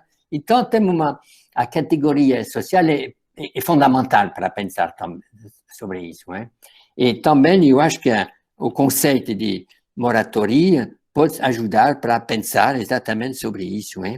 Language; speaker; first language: Portuguese; non-native, fluent; French